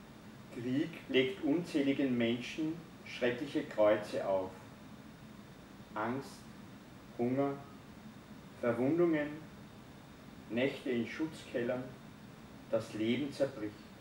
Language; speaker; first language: German; native; German